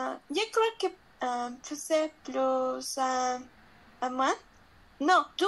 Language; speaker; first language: French; non-native, learner; Spanish